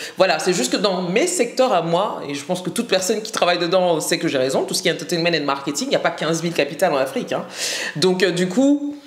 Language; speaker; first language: French; native; French